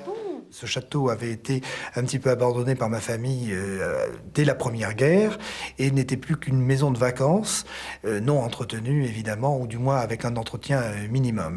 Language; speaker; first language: French; native; French